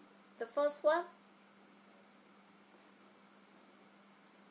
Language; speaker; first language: English; non-native, fluent; Vietnamese